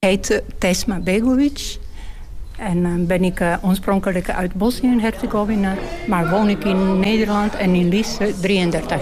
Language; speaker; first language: Dutch; non-native, learner; Bosnian